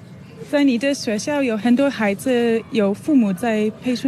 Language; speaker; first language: Chinese; non-native, learner; English